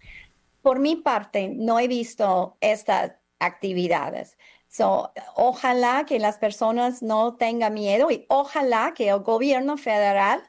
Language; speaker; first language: Spanish; non-native, fluent; English